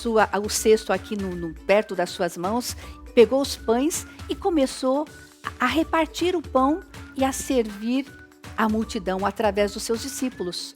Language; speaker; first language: Portuguese; native; Portuguese